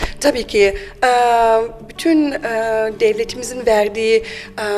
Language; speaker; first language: Turkish; early bilingual, heritage; German